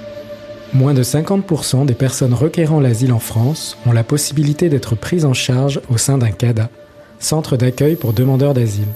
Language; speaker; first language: French; native; French